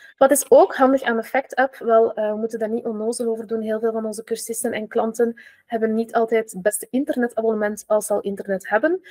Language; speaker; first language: Dutch; native; Dutch